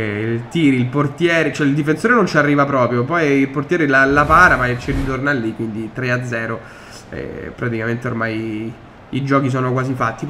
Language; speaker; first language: Italian; native; Italian